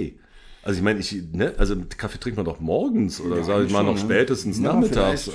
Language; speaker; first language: German; native; German